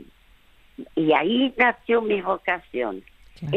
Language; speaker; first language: Spanish; early bilingual, other home language; French